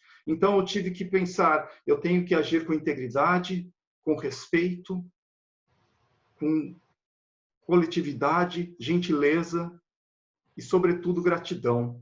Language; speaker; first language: Portuguese; native; Portuguese